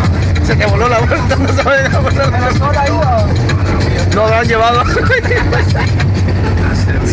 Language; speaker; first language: Spanish; native; Spanish